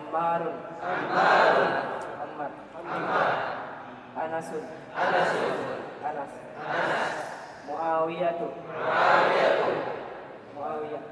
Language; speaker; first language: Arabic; non-native, learner; Indonesian